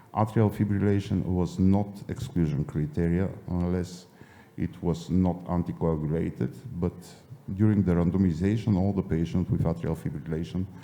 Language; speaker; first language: English; non-native, fluent; Bulgarian